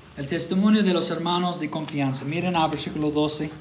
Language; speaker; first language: Spanish; non-native, fluent; English